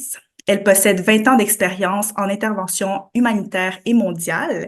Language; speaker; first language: French; native; French